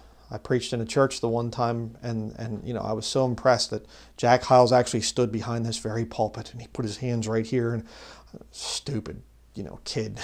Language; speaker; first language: English; native; English